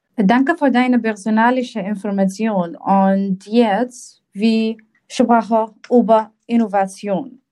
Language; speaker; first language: German; non-native, learner; Arabic